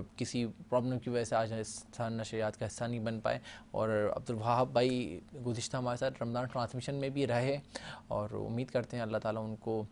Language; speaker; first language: Urdu; native; Urdu